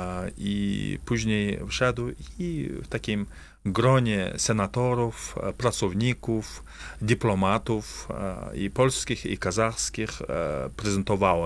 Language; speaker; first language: Polish; non-native, fluent; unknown